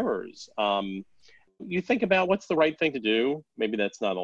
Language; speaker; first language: English; native; English